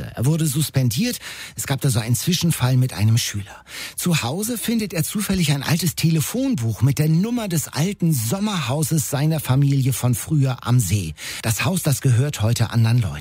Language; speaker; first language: German; native; German